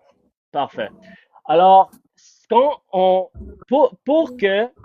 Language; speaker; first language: French; non-native, fluent; English